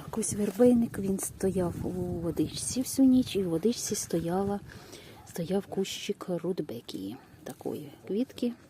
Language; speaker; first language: Ukrainian; native; Ukrainian